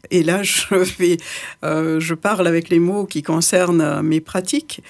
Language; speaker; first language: French; non-native, local second language; Morisyen